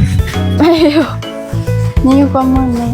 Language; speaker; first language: Chinese; non-native, learner; Lao